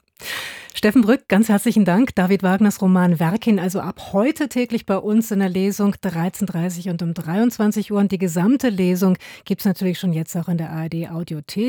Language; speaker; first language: German; native; German